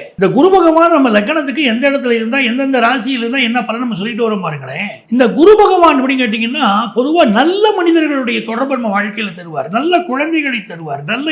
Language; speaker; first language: Tamil; native; Tamil